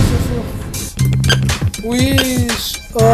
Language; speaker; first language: French; non-native, local second language; Comorian